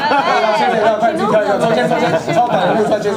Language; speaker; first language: Chinese; native; Chinese